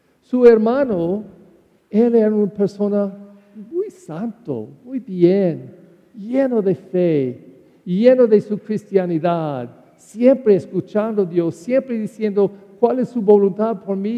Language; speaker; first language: Spanish; non-native, learner; English